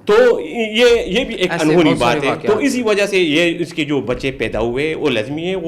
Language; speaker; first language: Urdu; non-native, local second language; Pashto